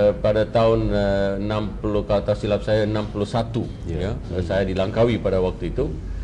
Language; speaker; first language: Malay; non-native, local second language; Tamil